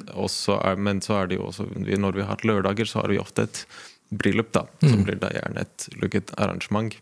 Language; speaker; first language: Norwegian; non-native, fluent; Latvian